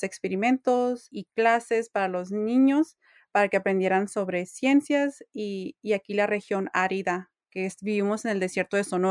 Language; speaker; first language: Spanish; early bilingual, heritage; English